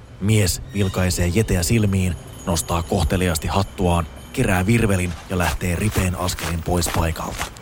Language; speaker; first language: Finnish; native; Finnish